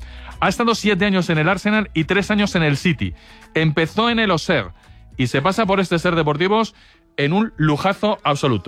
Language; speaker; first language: Spanish; native; Spanish